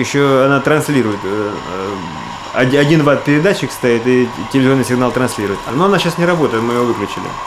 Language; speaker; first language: Russian; native; Russian